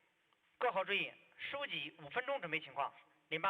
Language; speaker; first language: Chinese; native; Chinese